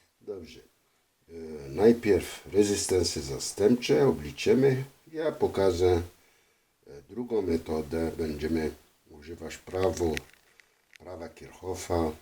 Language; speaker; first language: Polish; non-native, fluent; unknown